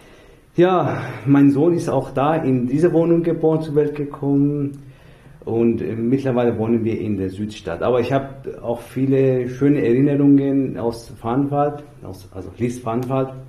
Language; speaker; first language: German; non-native, fluent; Persian